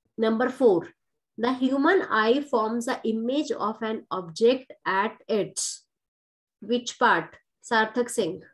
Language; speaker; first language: English; non-native, local second language; Hindi